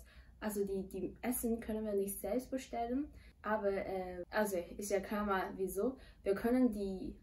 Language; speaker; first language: German; non-native, fluent; Chinese